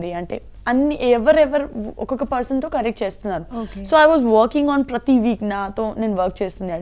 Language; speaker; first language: Telugu; non-native, learner; Gujarati